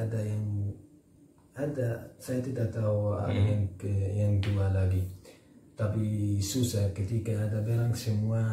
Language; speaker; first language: Indonesian; non-native, learner; Arabic